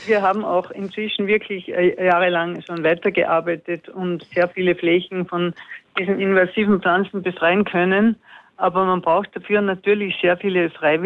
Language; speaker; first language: German; native; German